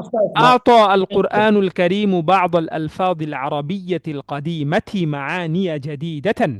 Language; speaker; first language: Arabic; non-native, fluent; Bangla